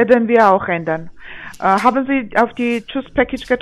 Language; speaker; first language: German; non-native, fluent; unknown